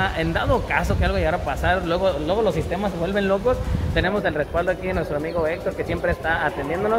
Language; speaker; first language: Spanish; native; Spanish